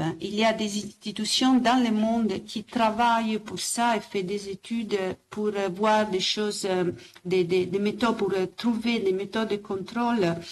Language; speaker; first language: French; non-native, fluent; Italian